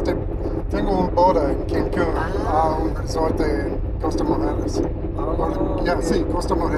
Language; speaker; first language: Spanish; non-native, learner; English